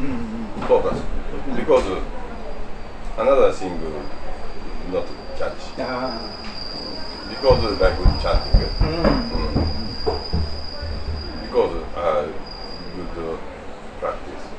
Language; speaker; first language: English; non-native, learner; Japanese